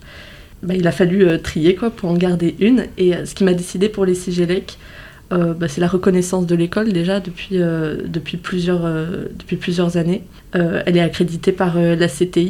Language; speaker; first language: French; native; French